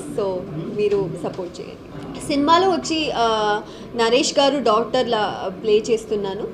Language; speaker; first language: Telugu; non-native, local second language; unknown